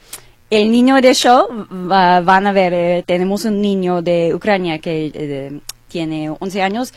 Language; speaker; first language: Spanish; non-native, learner; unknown